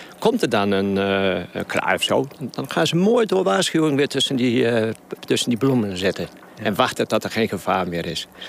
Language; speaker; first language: Dutch; non-native, local second language; Western Frisian